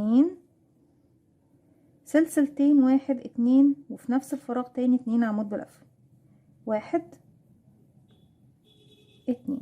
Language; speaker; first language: Arabic; native; Arabic